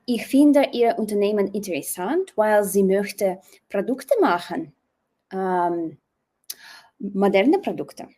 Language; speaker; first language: German; non-native, learner; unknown